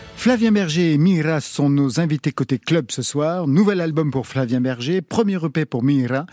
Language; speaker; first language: French; native; French